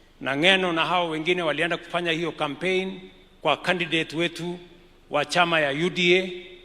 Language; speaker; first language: Swahili; non-native, local second language; Kalenjin